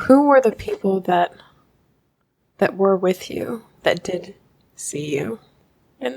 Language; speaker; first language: English; native; English